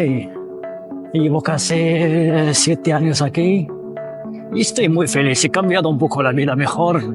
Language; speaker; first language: Spanish; non-native, fluent; Arabic